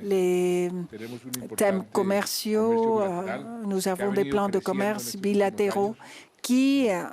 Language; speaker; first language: French; non-native, fluent; Spanish